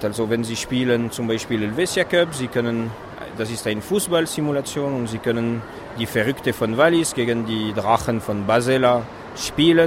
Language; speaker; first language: German; non-native, fluent; French